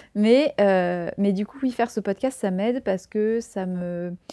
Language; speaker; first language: French; native; French